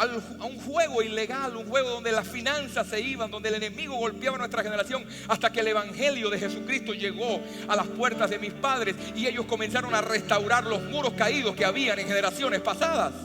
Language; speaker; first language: Spanish; native; Spanish